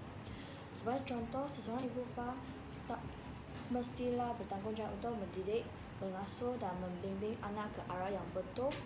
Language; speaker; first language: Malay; non-native, local second language; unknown